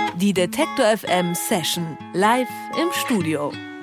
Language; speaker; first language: German; native; German